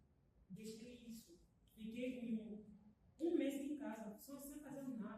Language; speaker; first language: Portuguese; non-native, learner; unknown